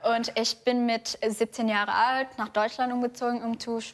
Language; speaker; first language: German; non-native, fluent; Indonesian